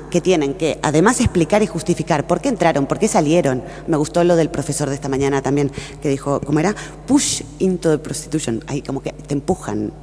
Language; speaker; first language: Spanish; native; Spanish